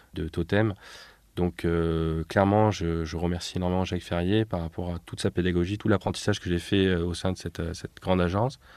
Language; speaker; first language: French; native; French